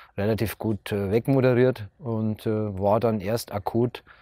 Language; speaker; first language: German; native; German